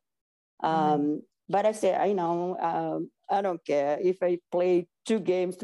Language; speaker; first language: English; non-native, fluent; Portuguese